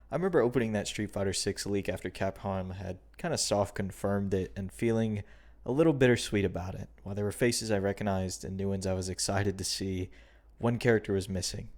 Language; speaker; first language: English; native; English